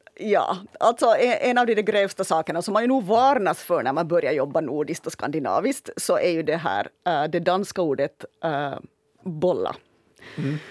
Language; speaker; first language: Swedish; native; Swedish